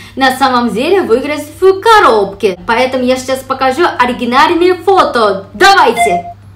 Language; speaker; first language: Russian; non-native, fluent; Japanese